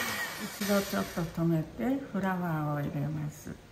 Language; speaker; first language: Japanese; early bilingual, heritage; Japanese